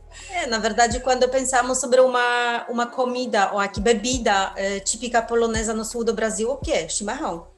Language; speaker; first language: Portuguese; non-native, fluent; Polish